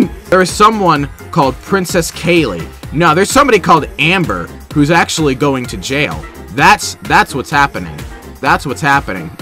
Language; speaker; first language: English; native; English